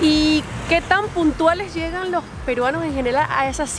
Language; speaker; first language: Spanish; native; Spanish